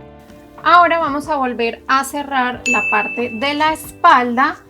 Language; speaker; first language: Spanish; native; Spanish